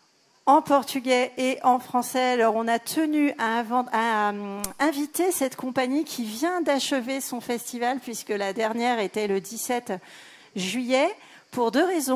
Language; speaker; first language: French; native; French